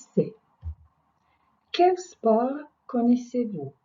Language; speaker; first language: French; non-native, fluent; Croatian